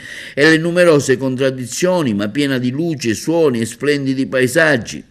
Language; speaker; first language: Italian; native; Italian